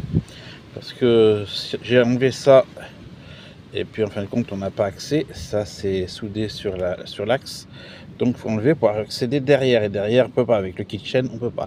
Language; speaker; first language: French; native; French